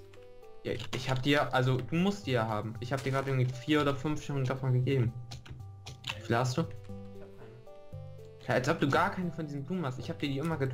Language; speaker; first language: German; native; German